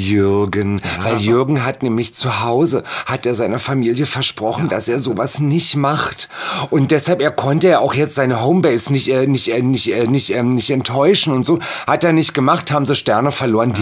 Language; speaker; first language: German; native; German